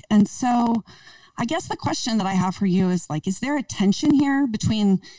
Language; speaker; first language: English; native; English